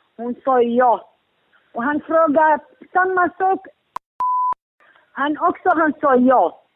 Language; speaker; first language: Swedish; non-native, learner; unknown